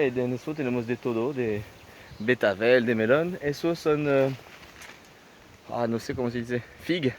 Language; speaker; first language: Spanish; non-native, fluent; French